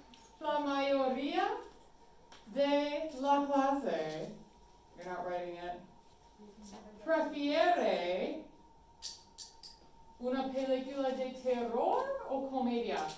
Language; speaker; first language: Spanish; non-native, fluent; English